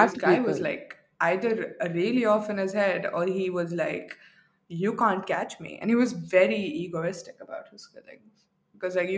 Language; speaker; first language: English; non-native, local second language; Arabic